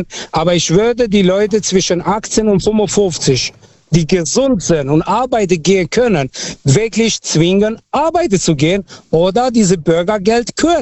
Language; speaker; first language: German; non-native, fluent; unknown